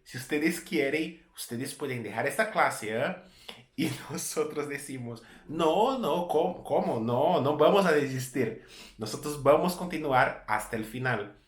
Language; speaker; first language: Spanish; non-native, fluent; Portuguese